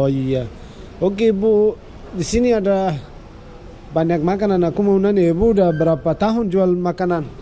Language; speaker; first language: Indonesian; non-native, learner; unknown